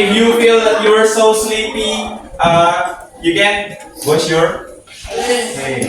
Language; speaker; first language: English; non-native, fluent; Indonesian